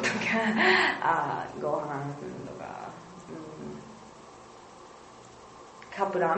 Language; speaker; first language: Japanese; non-native, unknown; English